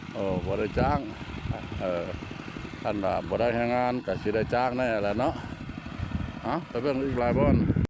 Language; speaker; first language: Lao; native; Lao